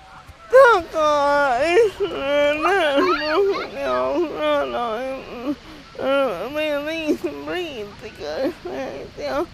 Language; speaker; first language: Latvian; non-native, local second language; Russian